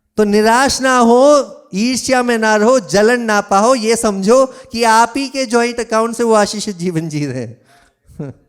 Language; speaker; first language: Hindi; non-native, local second language; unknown